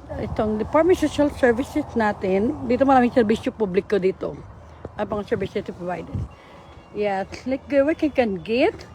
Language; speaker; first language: Filipino; native; Filipino